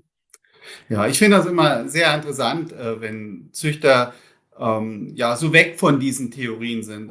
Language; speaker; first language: German; native; German